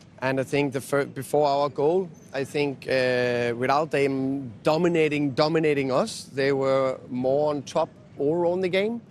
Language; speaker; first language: English; non-native, fluent; Danish